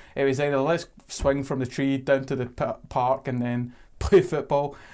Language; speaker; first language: English; native; English